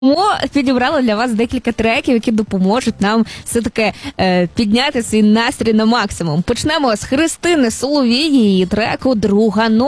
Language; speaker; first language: Ukrainian; native; Ukrainian